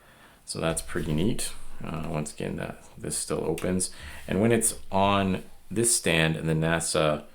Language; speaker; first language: English; native; English